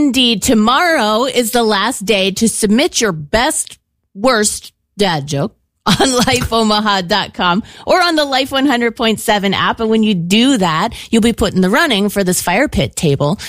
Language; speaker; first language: English; native; English